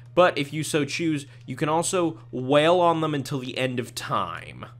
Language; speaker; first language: English; native; English